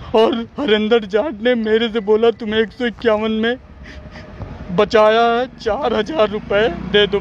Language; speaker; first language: Hindi; native; Hindi